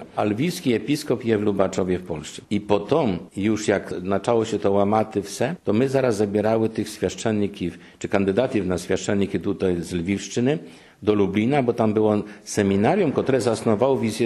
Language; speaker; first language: Ukrainian; non-native, fluent; Polish